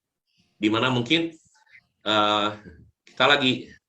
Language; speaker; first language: Indonesian; native; Indonesian